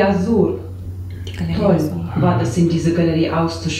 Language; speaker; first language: German; non-native, learner; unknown